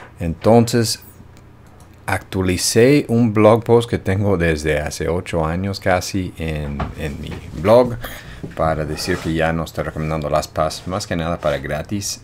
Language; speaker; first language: Spanish; non-native, fluent; English